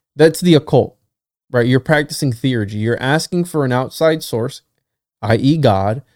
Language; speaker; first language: English; non-native, fluent; Spanish